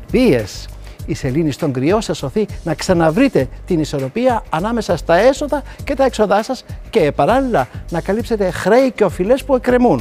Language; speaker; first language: Greek; native; Greek